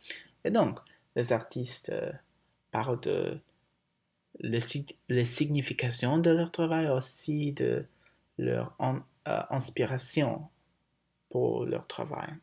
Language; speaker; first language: French; non-native, learner; English